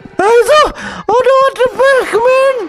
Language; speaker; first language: English; non-native, learner; Indonesian